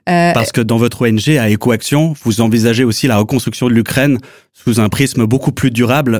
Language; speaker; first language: French; native; French